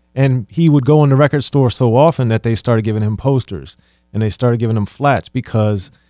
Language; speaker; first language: English; native; English